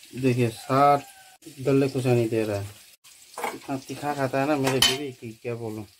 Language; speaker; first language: Hindi; non-native, local second language; Nepali